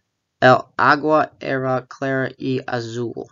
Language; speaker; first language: Spanish; non-native, learner; English